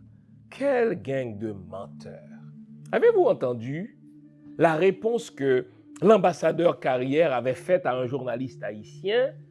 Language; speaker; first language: French; non-native, local second language; Haitian Creole